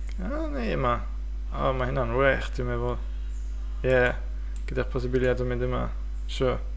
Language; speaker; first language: Welsh; non-native, fluent; English